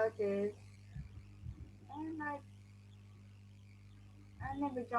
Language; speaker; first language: English; non-native, learner; Vietnamese